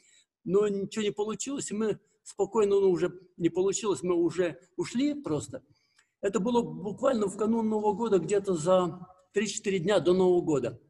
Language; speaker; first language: Russian; native; Russian